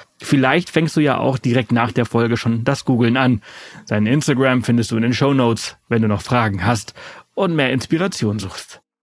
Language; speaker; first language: German; native; German